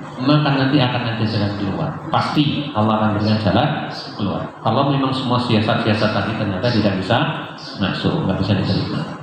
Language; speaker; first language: Indonesian; native; Indonesian